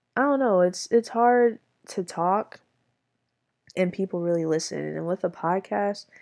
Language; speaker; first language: English; native; English